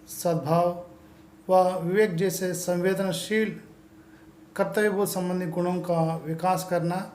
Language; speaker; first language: Hindi; non-native, local second language; Telugu